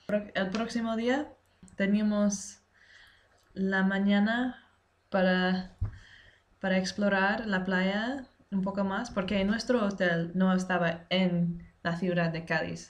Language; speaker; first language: Spanish; non-native, learner; English